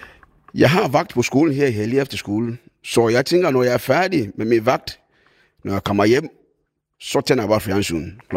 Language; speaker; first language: Danish; non-native, fluent; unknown